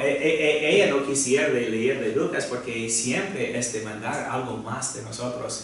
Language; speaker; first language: Spanish; non-native, fluent; English